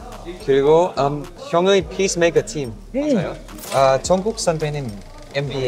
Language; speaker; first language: Korean; non-native, learner; Thai